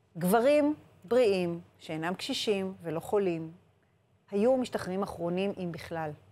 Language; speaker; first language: Hebrew; native; Hebrew